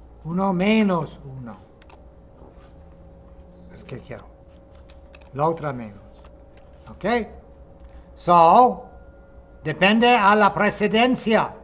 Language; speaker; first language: Spanish; non-native, fluent; English